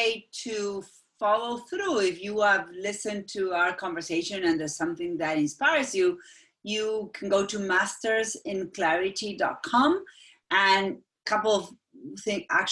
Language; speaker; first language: English; non-native, fluent; Spanish